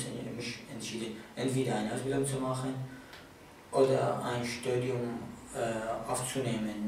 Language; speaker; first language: German; non-native, fluent; Arabic